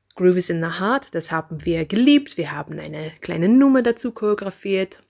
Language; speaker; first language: German; non-native, fluent; English